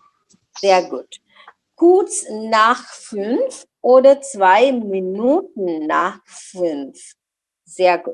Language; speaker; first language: German; non-native, learner; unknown